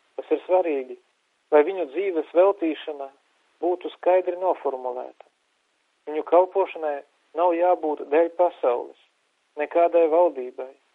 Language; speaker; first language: Latvian; native; Latvian